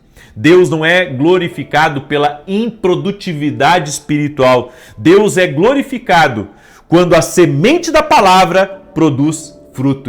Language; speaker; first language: Portuguese; native; Portuguese